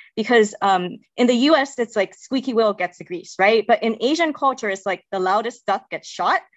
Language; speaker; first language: English; native; English